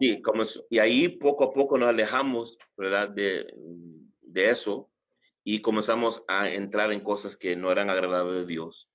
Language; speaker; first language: Spanish; early bilingual, heritage; English